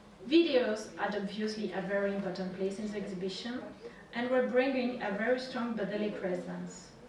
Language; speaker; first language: English; non-native, fluent; French